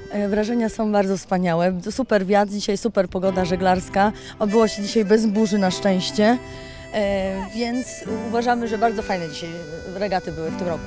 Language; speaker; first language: Polish; native; Polish